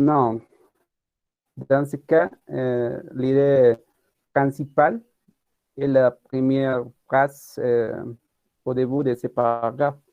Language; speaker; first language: French; non-native, learner; Spanish